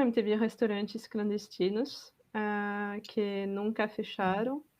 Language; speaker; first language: Portuguese; non-native, fluent; French